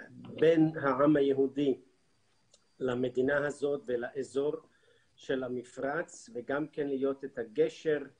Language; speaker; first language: Hebrew; non-native, fluent; Arabic